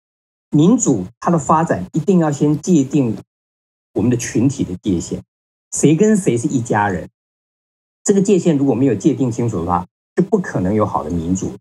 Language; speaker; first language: Chinese; native; Chinese